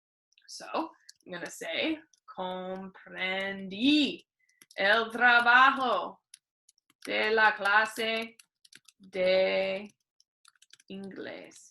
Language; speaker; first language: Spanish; non-native, fluent; English